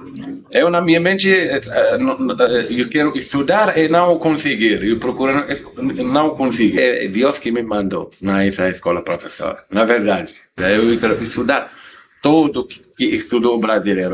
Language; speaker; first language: Portuguese; non-native, learner; Arabic